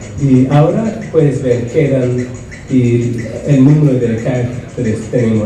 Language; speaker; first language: Spanish; non-native, fluent; English